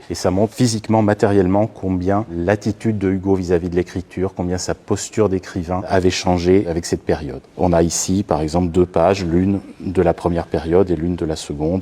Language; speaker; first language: French; native; French